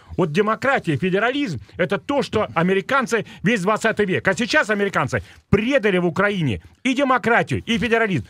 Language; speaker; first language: Russian; native; Russian